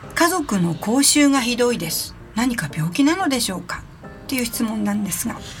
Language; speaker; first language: Japanese; native; Japanese